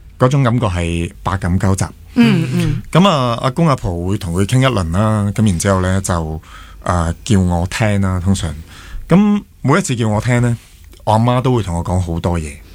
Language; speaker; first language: Cantonese; early bilingual, other home language; Min Nan Chinese